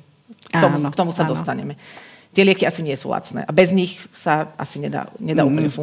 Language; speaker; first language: Slovak; native; Slovak